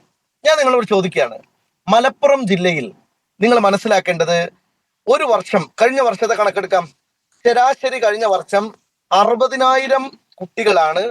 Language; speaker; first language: Malayalam; native; Malayalam